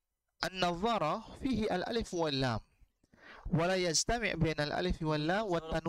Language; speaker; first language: Arabic; non-native, fluent; Indonesian